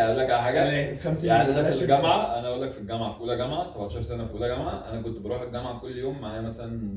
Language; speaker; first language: Arabic; native; Arabic